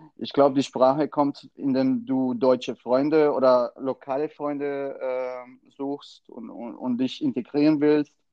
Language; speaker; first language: German; non-native, fluent; Spanish